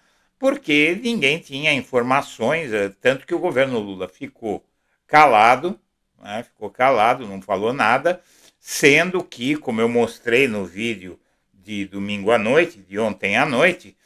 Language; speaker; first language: Portuguese; native; Portuguese